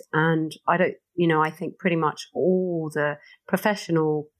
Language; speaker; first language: English; native; English